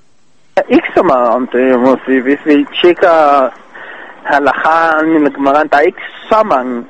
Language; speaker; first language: Danish; non-native, fluent; Hebrew